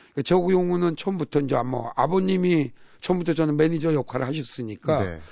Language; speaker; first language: Korean; native; Korean